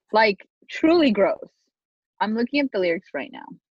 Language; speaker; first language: English; native; English